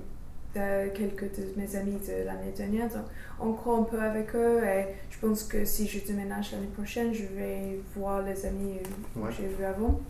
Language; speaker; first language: French; non-native, learner; English